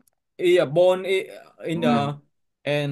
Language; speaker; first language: English; non-native, learner; Vietnamese